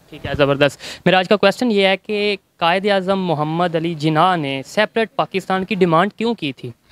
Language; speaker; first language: Urdu; native; Urdu